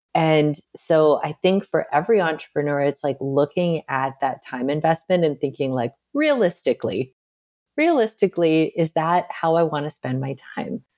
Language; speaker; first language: English; native; English